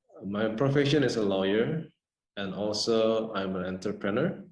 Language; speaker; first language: English; non-native, fluent; Indonesian